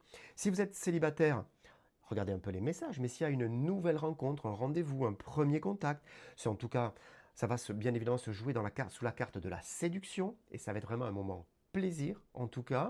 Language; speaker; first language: French; native; French